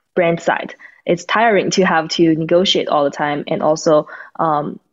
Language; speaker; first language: English; non-native, fluent; Chinese